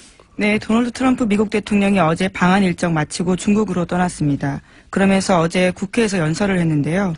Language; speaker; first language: Korean; native; Korean